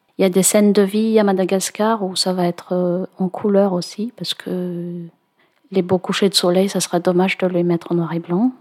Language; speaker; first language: French; non-native, local second language; Malagasy